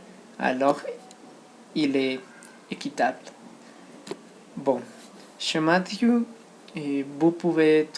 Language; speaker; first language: French; non-native, learner; Spanish